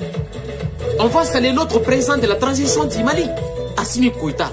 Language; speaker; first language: French; non-native, local second language; Bambara